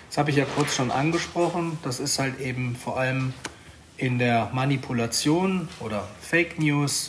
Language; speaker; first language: German; native; German